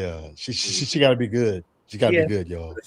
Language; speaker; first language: English; native; English